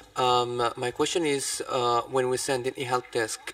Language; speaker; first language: English; non-native, fluent; Polish